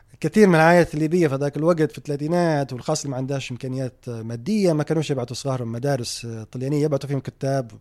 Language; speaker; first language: Arabic; native; Arabic